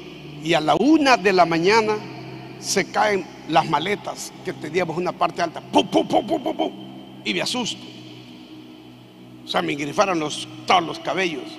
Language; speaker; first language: Spanish; native; Spanish